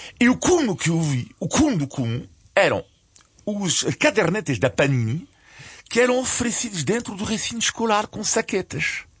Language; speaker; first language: Portuguese; non-native, fluent; French